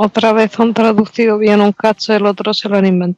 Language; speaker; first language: Spanish; native; Spanish